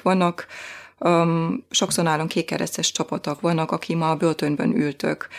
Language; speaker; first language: Hungarian; non-native, fluent; German